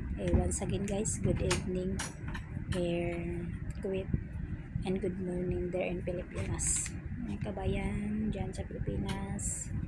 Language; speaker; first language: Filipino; non-native, local second language; Cebuano